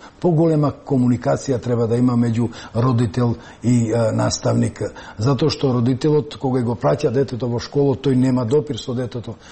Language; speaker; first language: Macedonian; non-native, local second language; Albanian